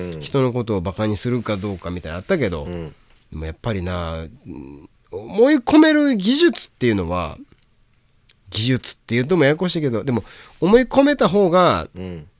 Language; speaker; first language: Japanese; native; Japanese